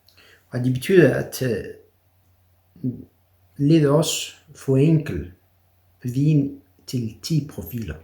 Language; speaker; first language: Danish; non-native, fluent; French